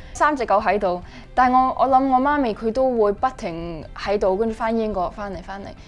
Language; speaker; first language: Cantonese; early bilingual, heritage; Cantonese